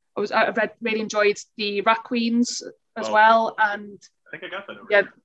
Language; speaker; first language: English; native; English